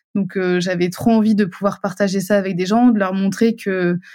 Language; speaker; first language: French; native; French